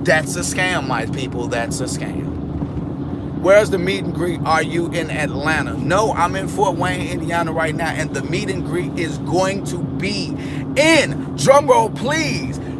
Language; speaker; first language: English; native; English